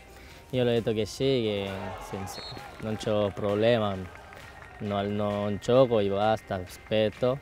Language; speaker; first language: Italian; non-native, learner; Korean